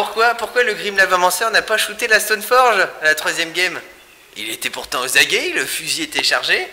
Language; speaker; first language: French; native; French